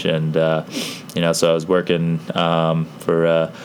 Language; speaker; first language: English; native; English